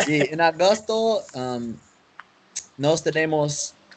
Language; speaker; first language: Spanish; non-native, learner; English